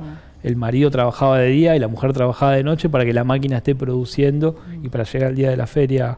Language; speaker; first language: Spanish; native; Spanish